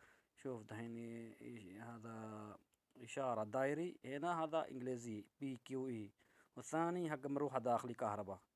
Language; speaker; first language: Arabic; non-native, learner; Urdu